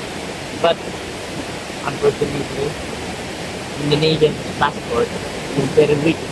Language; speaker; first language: English; non-native, learner; Indonesian